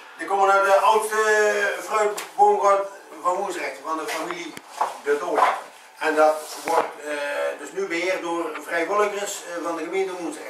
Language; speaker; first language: Dutch; native; Dutch